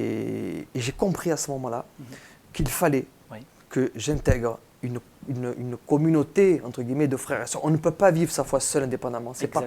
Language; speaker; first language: French; native; French